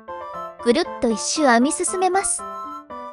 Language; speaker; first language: Japanese; native; Japanese